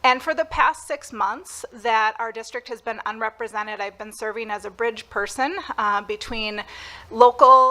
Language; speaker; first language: English; native; English